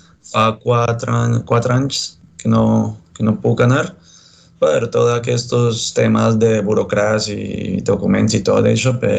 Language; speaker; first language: Catalan; non-native, fluent; Spanish